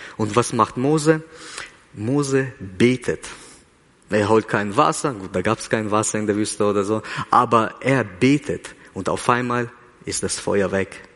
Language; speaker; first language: German; early bilingual, other home language; Russian